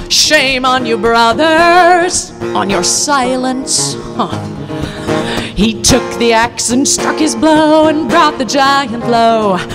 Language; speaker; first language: English; native; English